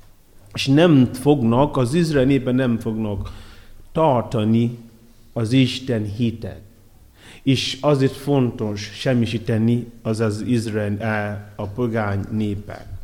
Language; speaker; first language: Hungarian; non-native, learner; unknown